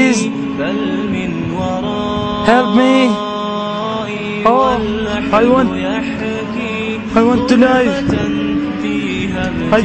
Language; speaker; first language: English; non-native, learner; Arabic